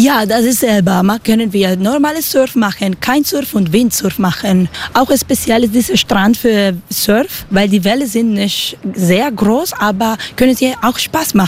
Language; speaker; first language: German; non-native, learner; Spanish